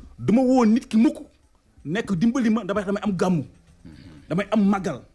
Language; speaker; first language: Wolof; non-native, local second language; Fula